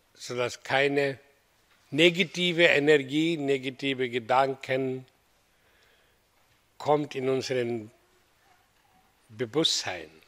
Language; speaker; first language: German; non-native, fluent; Hindi